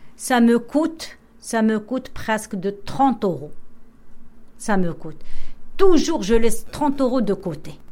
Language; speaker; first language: French; non-native, local second language; Arabic